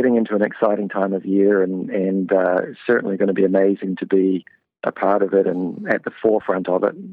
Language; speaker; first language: English; native; English